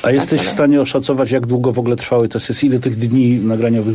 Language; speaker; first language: Polish; native; Polish